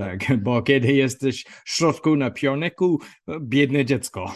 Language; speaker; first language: Polish; non-native, learner; English